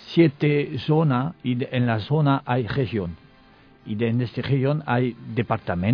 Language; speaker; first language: Spanish; non-native, learner; French